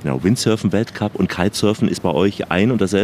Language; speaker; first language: German; native; German